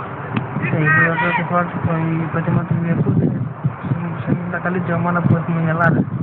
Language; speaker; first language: Greek; non-native, learner; Portuguese